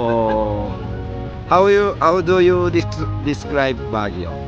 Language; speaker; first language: English; non-native, learner; Japanese